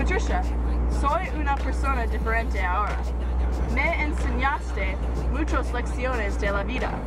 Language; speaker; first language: Spanish; non-native, learner; English